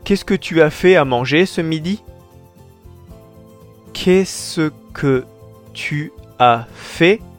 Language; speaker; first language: French; non-native, fluent; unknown